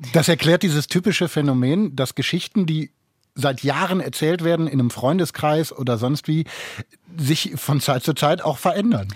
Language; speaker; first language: German; native; German